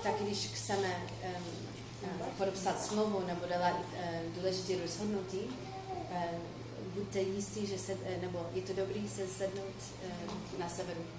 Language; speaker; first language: Czech; non-native, fluent; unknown